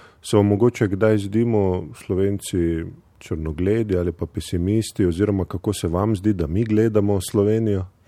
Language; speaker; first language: Slovenian; native; Slovenian